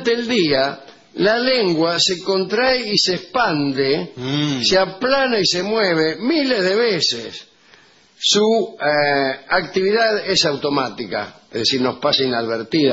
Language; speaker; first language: Spanish; native; Spanish